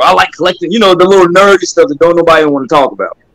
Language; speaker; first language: English; native; English